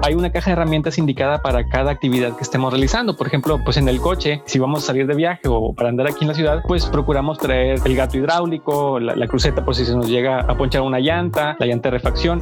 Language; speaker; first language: Spanish; native; Spanish